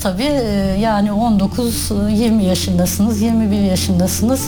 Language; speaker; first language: Turkish; native; Turkish